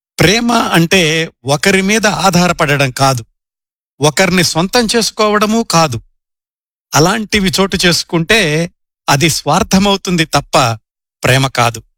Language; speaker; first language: Telugu; native; Telugu